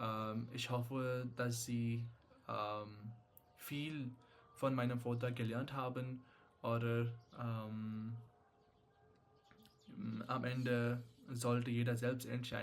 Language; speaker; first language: German; non-native, fluent; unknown